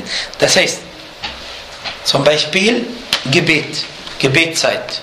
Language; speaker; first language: German; non-native, fluent; Arabic